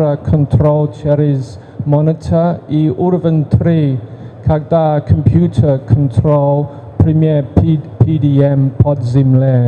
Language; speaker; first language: Russian; non-native, learner; English